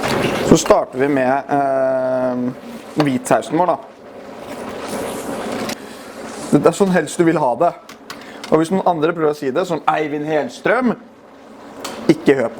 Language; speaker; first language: Norwegian; native; Norwegian